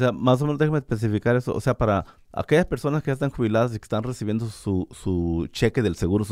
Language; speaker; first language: Spanish; native; Spanish